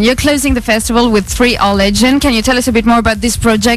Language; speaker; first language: English; non-native, fluent; French